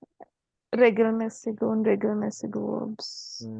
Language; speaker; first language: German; non-native, learner; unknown